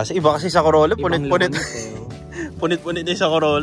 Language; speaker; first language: Filipino; native; Filipino